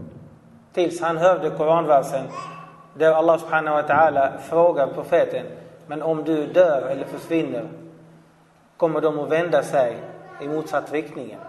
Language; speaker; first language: Swedish; non-native, fluent; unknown